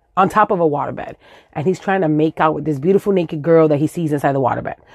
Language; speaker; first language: English; early bilingual, other home language; Spanish